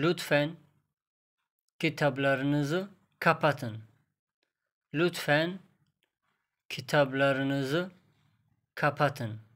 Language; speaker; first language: Turkish; non-native, fluent; Persian